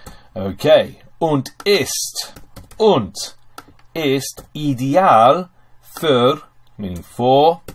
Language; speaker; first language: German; non-native, fluent; English